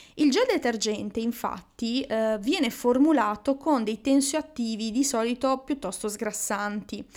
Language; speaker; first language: Italian; native; Italian